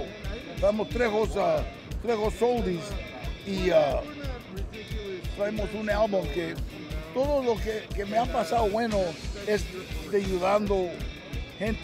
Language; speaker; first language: Spanish; early bilingual, heritage; English